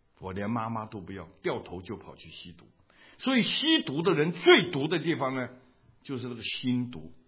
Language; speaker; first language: Chinese; non-native, local second language; Cantonese